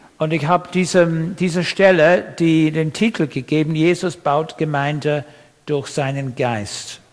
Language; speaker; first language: German; non-native, fluent; English